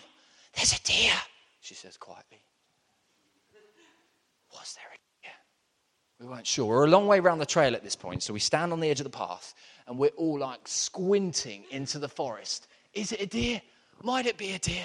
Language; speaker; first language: English; native; English